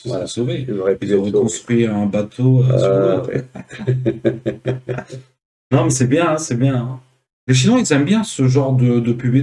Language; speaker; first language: French; native; French